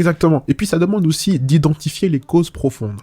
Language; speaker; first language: French; native; French